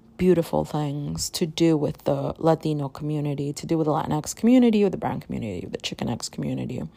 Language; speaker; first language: English; early bilingual, other home language; Spanish